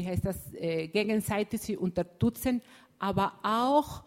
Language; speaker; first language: German; non-native, fluent; Spanish